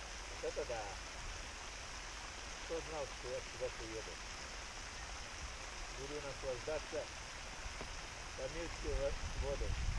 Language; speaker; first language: Russian; non-native, local second language; Uzbek